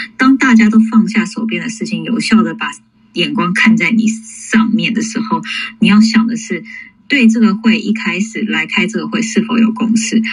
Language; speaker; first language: Chinese; early bilingual, heritage; English